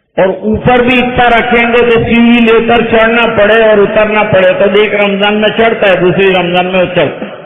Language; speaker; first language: Urdu; non-native, local second language; Gujarati